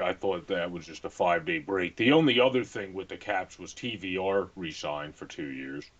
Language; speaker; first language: English; native; English